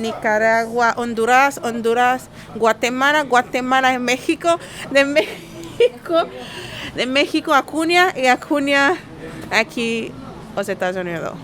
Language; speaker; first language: Spanish; non-native, learner; Haitian Creole